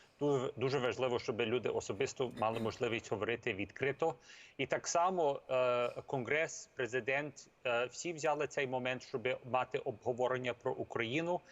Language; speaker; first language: Ukrainian; early bilingual, heritage; Ukrainian